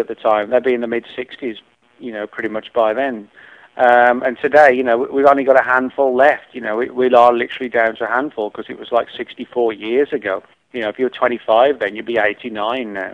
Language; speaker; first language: English; native; English